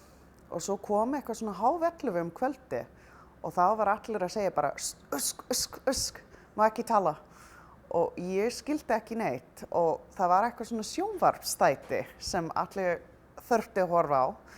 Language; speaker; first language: Icelandic; non-native, fluent; English